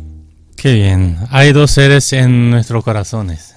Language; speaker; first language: Spanish; non-native, fluent; Korean